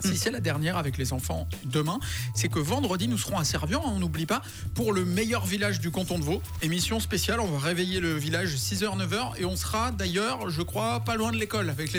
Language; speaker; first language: French; native; French